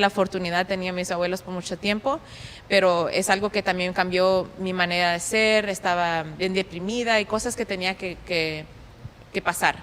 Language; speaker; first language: Spanish; early bilingual, heritage; Spanish